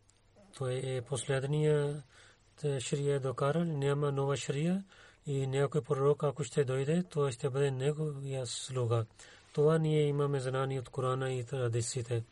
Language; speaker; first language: Bulgarian; non-native, learner; Urdu